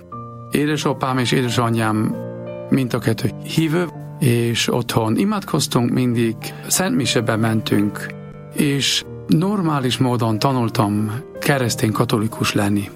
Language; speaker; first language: Hungarian; non-native, fluent; German